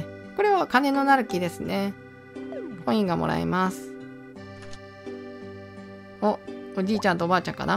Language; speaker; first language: Japanese; native; Japanese